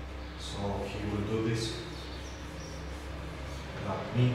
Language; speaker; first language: English; non-native, fluent; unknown